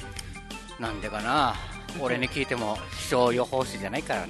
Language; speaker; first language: Japanese; native; Japanese